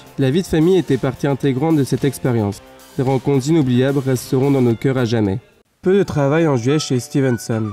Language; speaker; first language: French; native; French